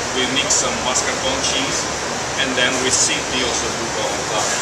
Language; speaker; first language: English; non-native, fluent; Italian